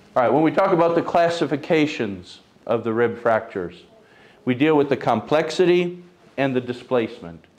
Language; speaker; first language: English; early bilingual, other home language; Ukrainian